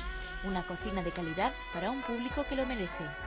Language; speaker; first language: Spanish; native; Spanish